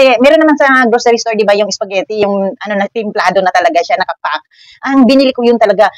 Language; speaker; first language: Filipino; native; Filipino